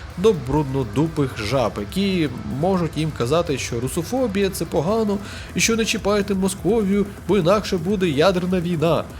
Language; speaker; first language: Ukrainian; native; Ukrainian